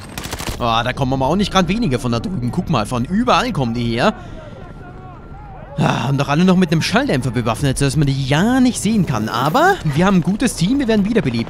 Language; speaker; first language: German; native; German